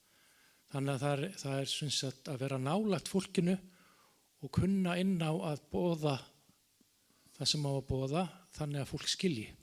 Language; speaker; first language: Icelandic; non-native, fluent; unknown